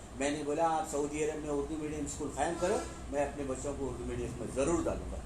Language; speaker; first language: Urdu; native; Urdu